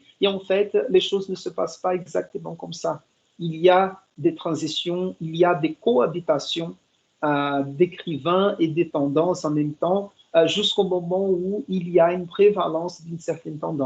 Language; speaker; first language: French; non-native, fluent; Portuguese